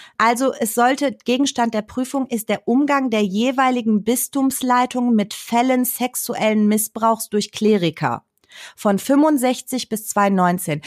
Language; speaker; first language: German; early bilingual, other home language; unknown